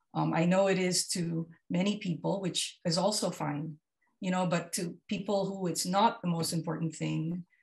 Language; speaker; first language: English; non-native, local second language; Filipino